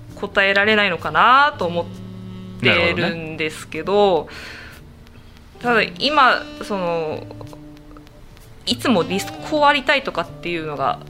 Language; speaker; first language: Japanese; native; Japanese